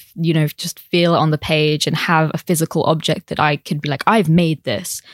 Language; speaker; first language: English; native; English